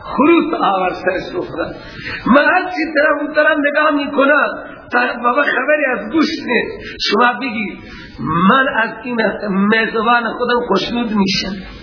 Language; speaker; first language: Persian; non-native, local second language; Baluchi